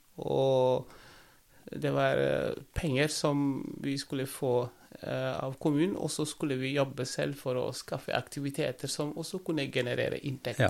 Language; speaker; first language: Norwegian; non-native, fluent; Wolof